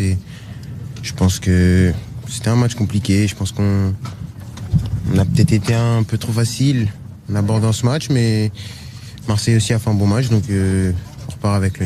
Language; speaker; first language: French; native; French